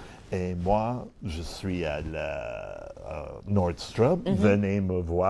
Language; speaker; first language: French; non-native, learner; English